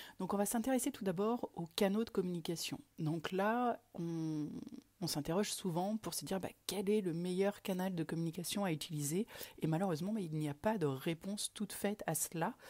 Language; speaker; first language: French; native; French